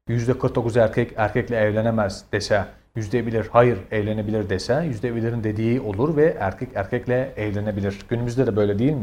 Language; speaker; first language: Turkish; native; Turkish